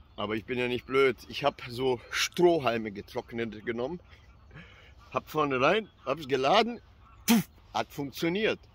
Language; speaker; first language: German; early bilingual, other home language; Albanian